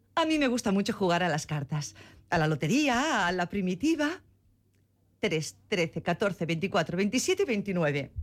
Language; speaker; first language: Spanish; non-native, local second language; Catalan